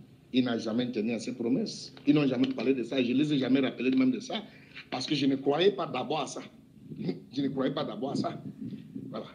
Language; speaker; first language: French; non-native, local second language; English